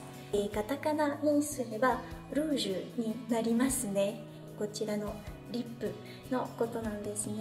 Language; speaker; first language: Japanese; non-native, fluent; French